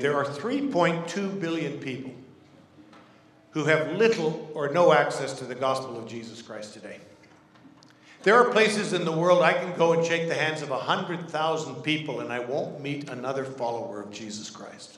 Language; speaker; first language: English; native; English